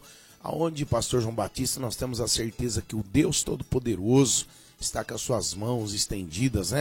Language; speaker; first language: Portuguese; native; Portuguese